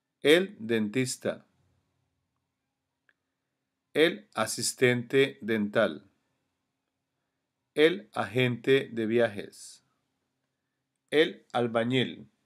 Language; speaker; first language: Spanish; non-native, learner; English